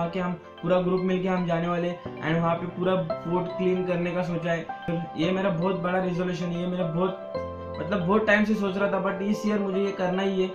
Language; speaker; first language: Hindi; non-native, local second language; Marathi